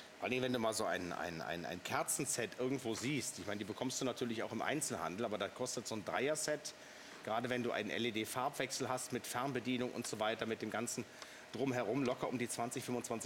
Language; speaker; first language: German; native; German